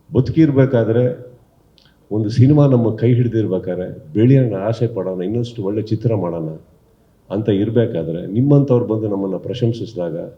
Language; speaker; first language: Kannada; native; Kannada